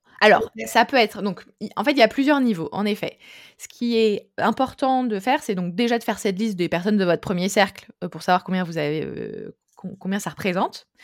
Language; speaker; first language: French; native; French